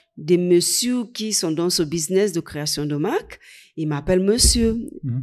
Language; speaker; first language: French; non-native, fluent; English